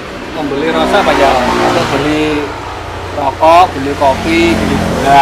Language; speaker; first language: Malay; non-native, local second language; Javanese